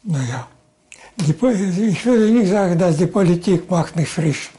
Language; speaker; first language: German; non-native, fluent; Russian